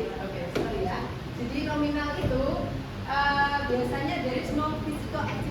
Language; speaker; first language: English; non-native, fluent; Indonesian